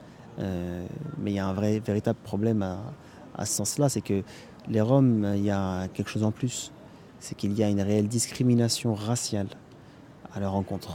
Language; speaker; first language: French; native; French